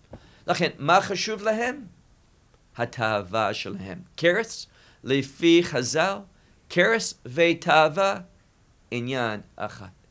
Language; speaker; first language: Hebrew; non-native, fluent; English